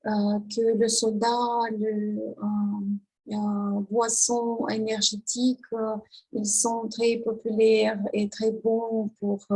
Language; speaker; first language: French; non-native, learner; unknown